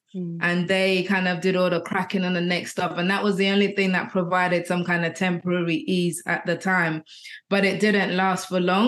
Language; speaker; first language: English; native; English